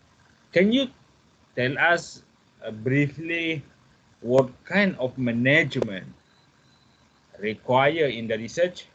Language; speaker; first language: English; non-native, fluent; Malay